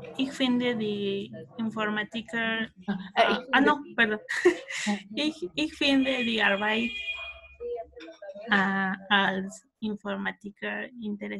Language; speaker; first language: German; non-native, learner; Spanish